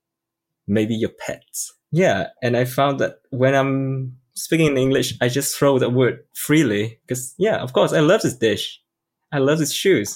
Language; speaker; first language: English; non-native, fluent; Vietnamese